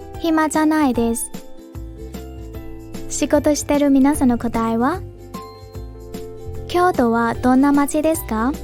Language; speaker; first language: Japanese; non-native, fluent; Burmese